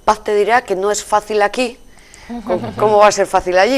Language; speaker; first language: Spanish; native; Spanish